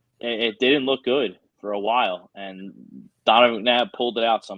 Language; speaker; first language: English; native; English